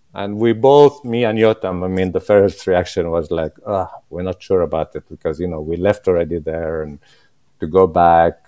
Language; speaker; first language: English; non-native, fluent; Arabic